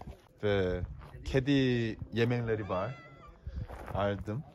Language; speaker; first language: Turkish; non-native, learner; Korean